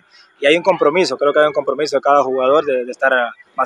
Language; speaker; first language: Spanish; native; Spanish